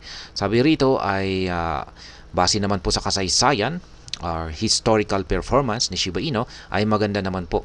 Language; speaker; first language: Filipino; native; Filipino